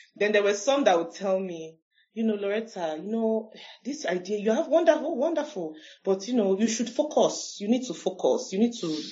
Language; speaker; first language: English; non-native, local second language; Igbo